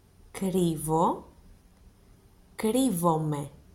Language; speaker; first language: Greek; native; Greek